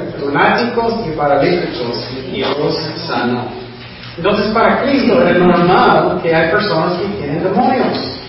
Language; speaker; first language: Spanish; non-native, fluent; English